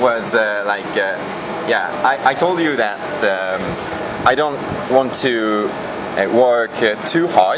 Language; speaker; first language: English; non-native, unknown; Japanese